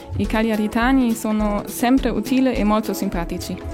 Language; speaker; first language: Italian; non-native, learner; German